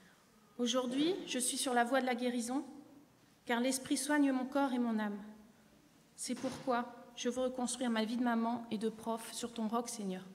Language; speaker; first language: French; native; French